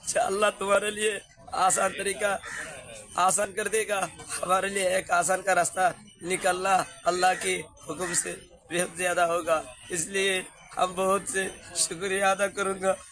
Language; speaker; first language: Hindi; non-native, learner; Rohingya